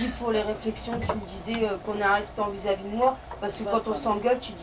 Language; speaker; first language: French; native; French